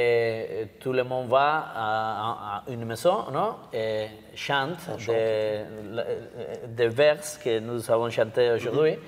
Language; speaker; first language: French; non-native, learner; Basque